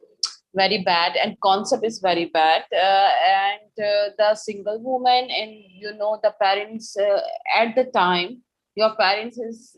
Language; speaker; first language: English; non-native, learner; Urdu